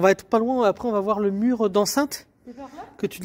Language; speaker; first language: French; native; French